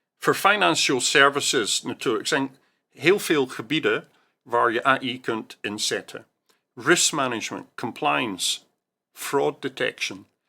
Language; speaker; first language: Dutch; non-native, fluent; English